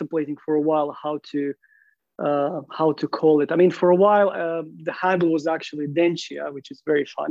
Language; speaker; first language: English; non-native, fluent; Croatian